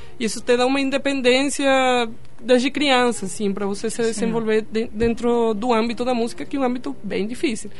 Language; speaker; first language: Portuguese; non-native, fluent; Spanish